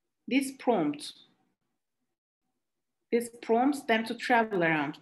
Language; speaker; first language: English; non-native, fluent; Turkish